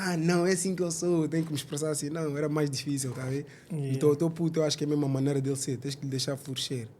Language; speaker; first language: Portuguese; early bilingual, other home language; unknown